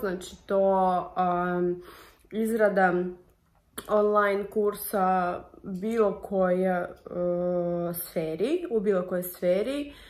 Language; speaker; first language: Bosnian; non-native, learner; Russian